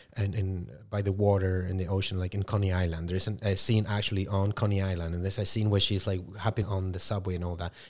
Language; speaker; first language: English; non-native, fluent; Spanish